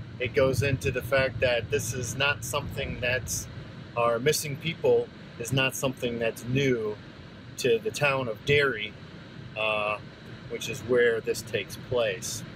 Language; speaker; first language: English; native; English